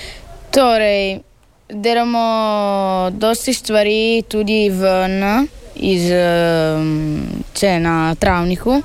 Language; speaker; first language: Slovenian; early bilingual, heritage; Italian